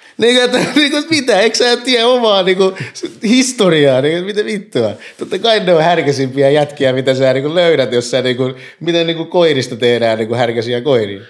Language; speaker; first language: Finnish; early bilingual, other home language; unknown